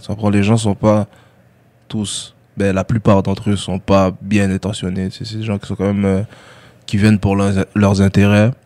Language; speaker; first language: French; early bilingual, other home language; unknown